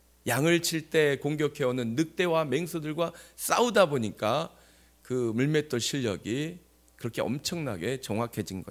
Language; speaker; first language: Korean; native; Korean